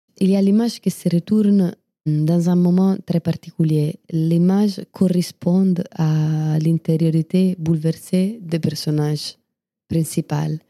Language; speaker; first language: French; non-native, fluent; Italian